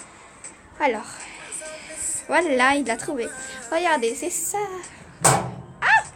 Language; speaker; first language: French; early bilingual, other home language; Portuguese